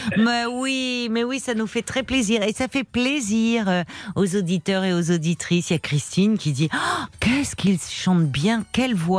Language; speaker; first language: French; native; French